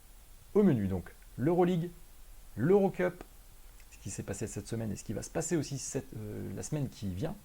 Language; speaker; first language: French; native; French